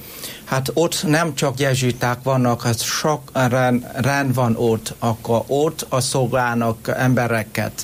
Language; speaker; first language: Hungarian; non-native, learner; Vietnamese